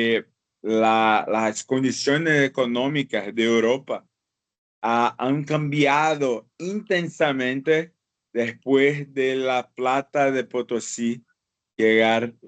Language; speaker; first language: Spanish; non-native, fluent; Portuguese